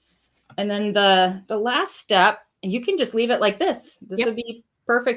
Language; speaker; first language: English; native; English